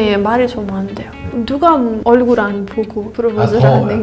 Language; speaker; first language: Korean; non-native, learner; Persian